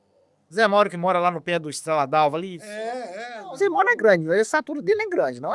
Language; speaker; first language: Portuguese; native; Portuguese